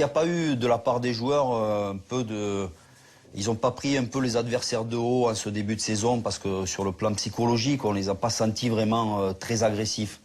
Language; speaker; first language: French; native; French